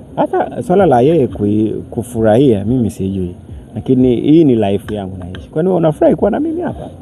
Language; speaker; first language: Swahili; native; Swahili